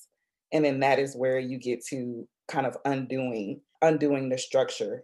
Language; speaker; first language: English; native; English